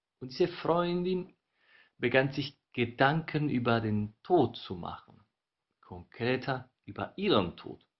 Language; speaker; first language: German; non-native, fluent; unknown